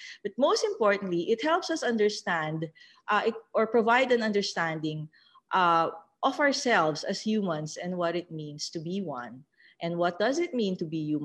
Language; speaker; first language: English; non-native, local second language; Filipino